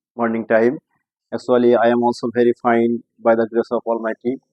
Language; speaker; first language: English; non-native, local second language; Bangla